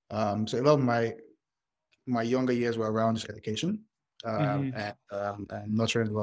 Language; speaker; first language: English; non-native, local second language; Yoruba